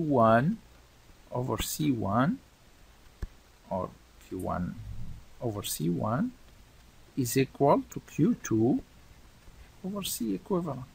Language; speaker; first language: English; non-native, fluent; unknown